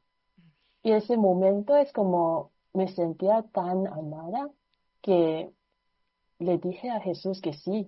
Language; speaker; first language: Spanish; non-native, fluent; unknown